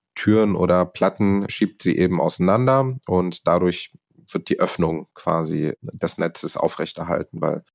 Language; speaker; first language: German; non-native, fluent; Arabic